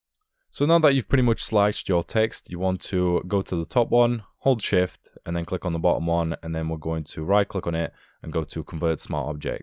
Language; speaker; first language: English; native; English